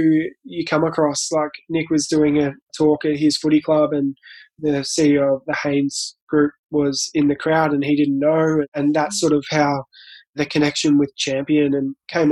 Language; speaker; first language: English; native; English